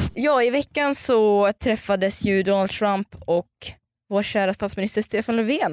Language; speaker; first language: Swedish; early bilingual, other home language; Russian